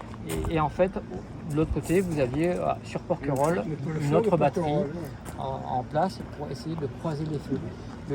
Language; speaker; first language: French; native; French